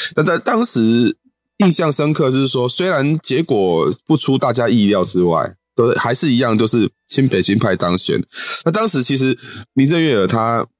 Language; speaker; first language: Chinese; native; Chinese